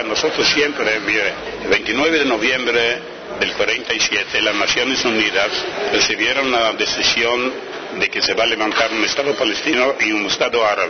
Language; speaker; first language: Spanish; non-native, fluent; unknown